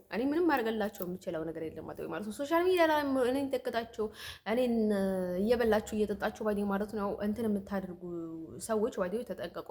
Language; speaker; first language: Amharic; native; Amharic